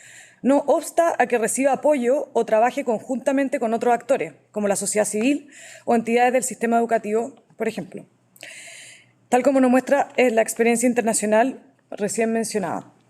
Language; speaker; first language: Spanish; native; Spanish